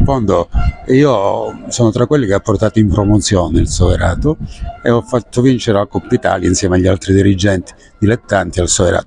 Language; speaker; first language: Italian; native; Italian